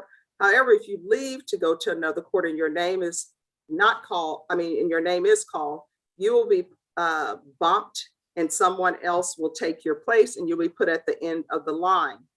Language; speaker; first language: English; native; English